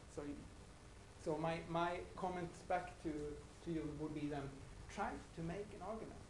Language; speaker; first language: English; non-native, fluent; Swedish